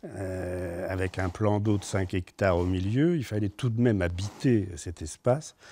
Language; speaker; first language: French; native; French